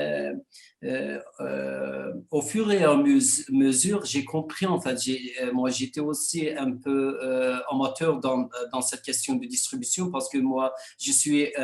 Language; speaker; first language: French; non-native, fluent; Kurdish